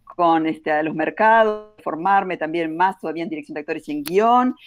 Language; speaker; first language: Spanish; native; Spanish